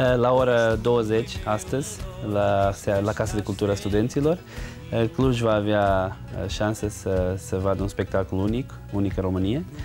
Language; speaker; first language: Romanian; non-native, fluent; Portuguese